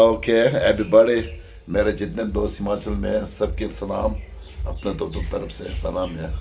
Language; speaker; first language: Hindi; non-native, local second language; Tibetan